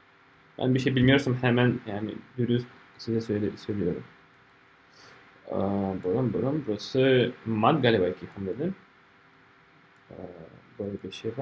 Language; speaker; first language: Turkish; non-native, fluent; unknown